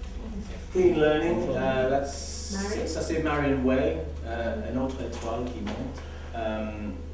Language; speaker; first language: French; non-native, learner; English